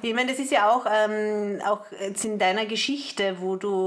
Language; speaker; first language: German; native; German